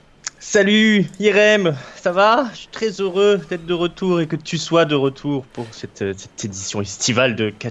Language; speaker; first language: French; native; French